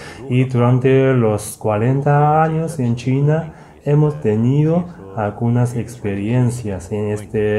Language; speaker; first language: Spanish; non-native, fluent; Chinese